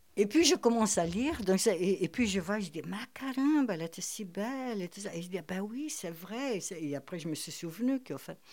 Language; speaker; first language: French; non-native, fluent; Portuguese